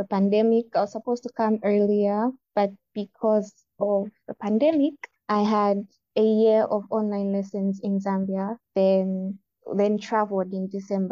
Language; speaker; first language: English; non-native, local second language; Bemba